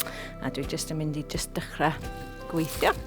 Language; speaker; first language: Welsh; non-native, local second language; English